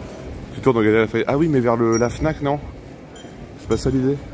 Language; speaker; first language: French; native; French